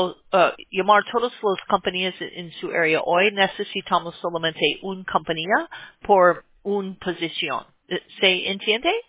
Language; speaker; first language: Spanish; non-native, learner; English